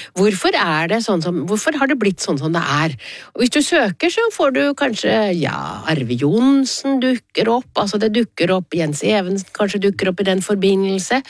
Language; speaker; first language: Norwegian; native; Norwegian